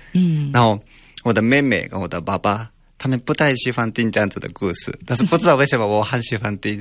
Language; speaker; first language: Chinese; non-native, fluent; Japanese